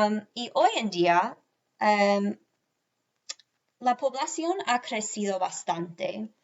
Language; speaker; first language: Spanish; non-native, fluent; English